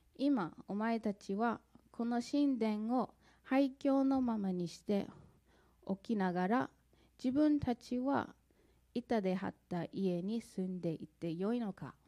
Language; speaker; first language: Japanese; non-native, fluent; English